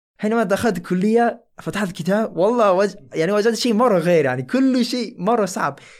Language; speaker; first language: Arabic; non-native, fluent; Chinese